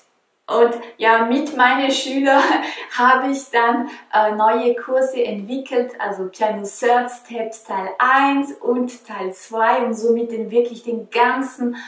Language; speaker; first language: German; non-native, fluent; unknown